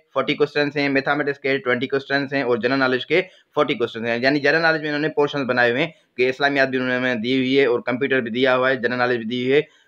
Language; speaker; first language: Urdu; non-native, local second language; Sindhi